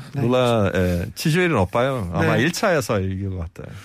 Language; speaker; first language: Korean; non-native, fluent; Portuguese